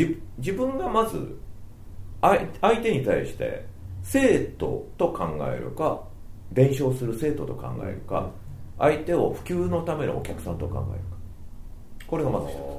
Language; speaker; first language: Japanese; native; Japanese